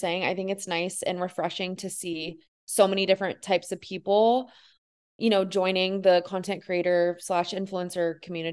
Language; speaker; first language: English; native; English